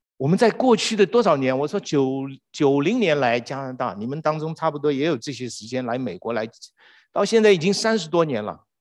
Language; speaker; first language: Chinese; native; Chinese